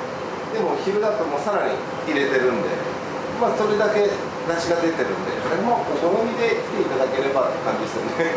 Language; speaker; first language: Japanese; native; Japanese